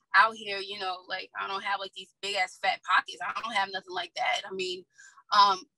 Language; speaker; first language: English; native; English